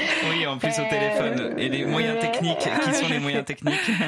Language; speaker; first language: French; native; French